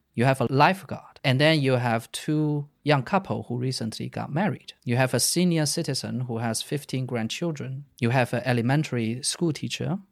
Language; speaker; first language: English; non-native, fluent; Chinese